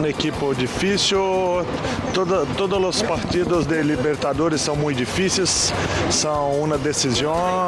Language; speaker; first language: Spanish; non-native, learner; Portuguese